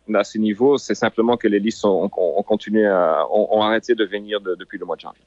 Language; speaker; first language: French; non-native, local second language; Haitian Creole